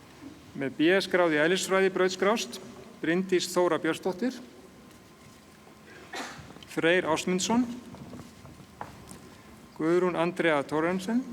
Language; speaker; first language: Icelandic; native; Icelandic